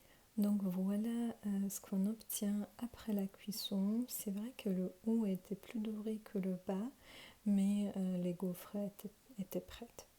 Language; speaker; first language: French; non-native, fluent; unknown